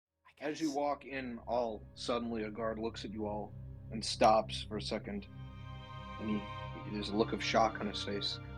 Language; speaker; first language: English; native; English